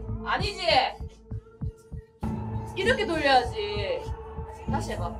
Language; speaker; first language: Korean; native; Korean